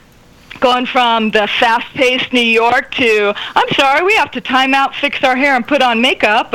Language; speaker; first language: English; native; English